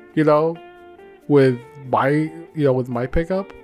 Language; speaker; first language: English; native; English